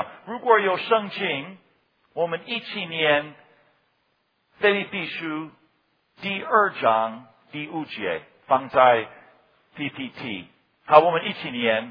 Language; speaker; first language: Chinese; non-native, fluent; English